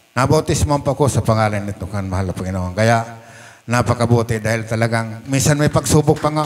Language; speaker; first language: Filipino; non-native, local second language; Bikol